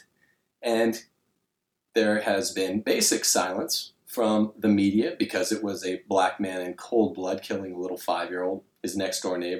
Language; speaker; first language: English; native; English